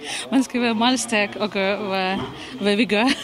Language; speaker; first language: Danish; non-native, fluent; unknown